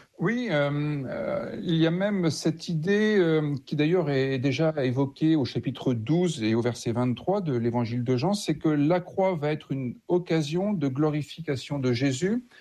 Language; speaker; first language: French; native; French